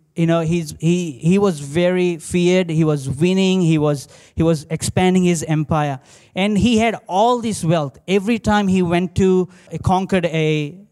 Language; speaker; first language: English; non-native, local second language; Telugu